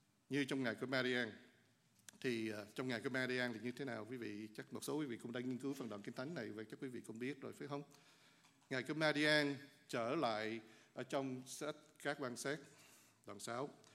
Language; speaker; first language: Vietnamese; native; Vietnamese